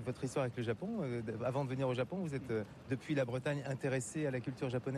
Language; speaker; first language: French; native; French